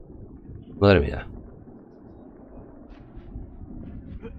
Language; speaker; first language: Spanish; native; Spanish